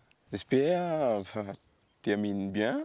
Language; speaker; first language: French; non-native, local second language; Morisyen